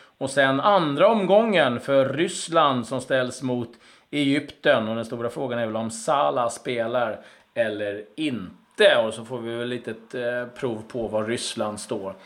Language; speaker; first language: Swedish; native; Swedish